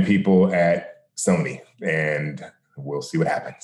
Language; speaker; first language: English; native; English